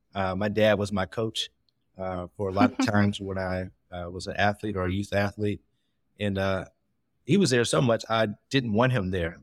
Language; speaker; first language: English; native; English